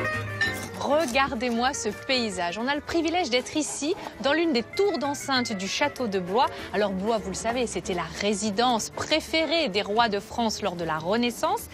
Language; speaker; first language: French; native; French